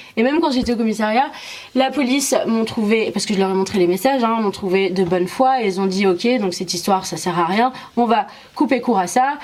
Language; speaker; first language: French; early bilingual, other home language; Arabic